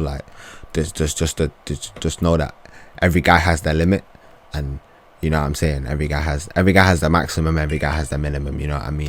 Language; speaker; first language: English; native; English